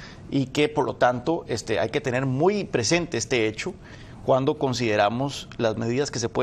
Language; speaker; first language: Spanish; native; Spanish